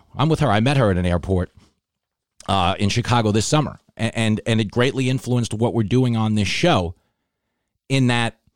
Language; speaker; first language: English; native; English